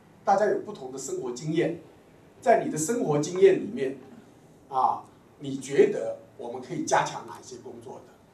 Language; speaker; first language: Chinese; native; Chinese